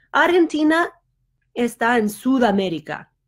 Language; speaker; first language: Spanish; non-native, fluent; English